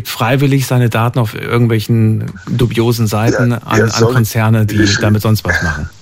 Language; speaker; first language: German; native; German